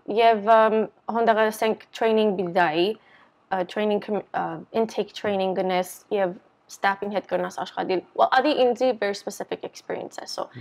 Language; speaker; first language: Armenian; early bilingual, heritage; Armenian